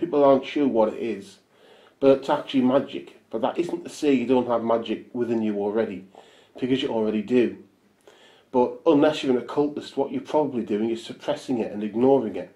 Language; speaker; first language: English; native; English